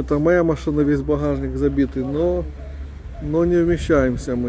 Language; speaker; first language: Russian; native; Russian